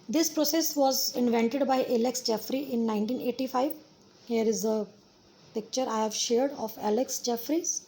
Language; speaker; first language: English; non-native, local second language; Punjabi